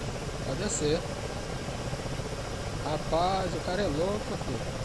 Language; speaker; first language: Portuguese; native; Portuguese